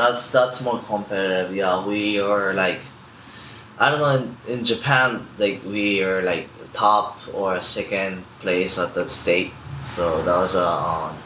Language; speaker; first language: English; non-native, fluent; Japanese